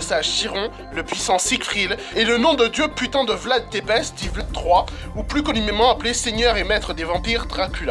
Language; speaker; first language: French; native; French